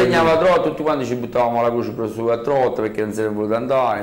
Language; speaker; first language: Italian; native; Italian